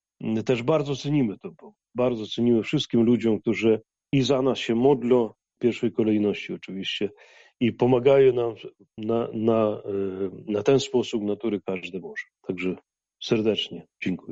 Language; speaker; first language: Polish; non-native, fluent; Ukrainian